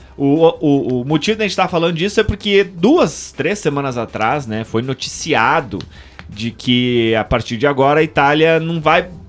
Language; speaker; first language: Portuguese; native; Portuguese